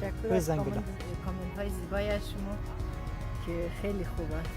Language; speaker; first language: Persian; native; Persian